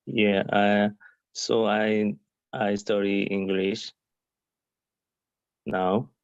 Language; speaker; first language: English; non-native, learner; Korean